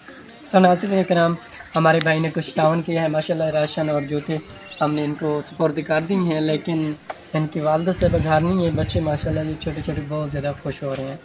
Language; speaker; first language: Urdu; non-native, local second language; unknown